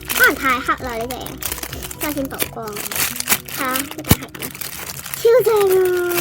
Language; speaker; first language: Cantonese; native; Cantonese